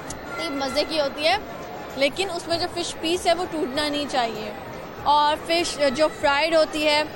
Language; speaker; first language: Urdu; native; Urdu